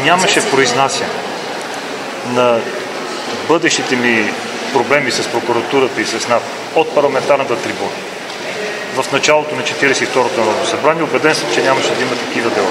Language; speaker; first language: Bulgarian; native; Bulgarian